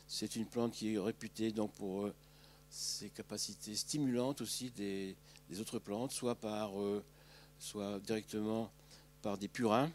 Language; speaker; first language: French; native; French